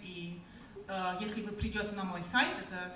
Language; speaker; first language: Russian; non-native, learner; German